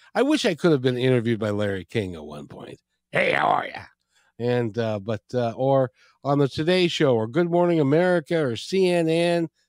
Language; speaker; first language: English; native; English